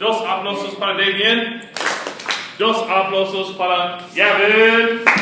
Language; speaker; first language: Spanish; non-native, fluent; English